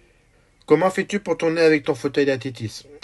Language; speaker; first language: French; native; French